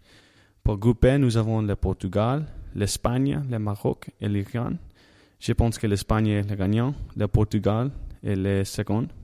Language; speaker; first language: French; non-native, learner; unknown